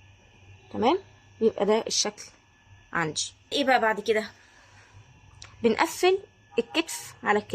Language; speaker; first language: Arabic; native; Arabic